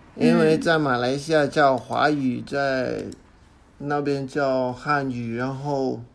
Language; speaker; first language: Chinese; non-native, fluent; English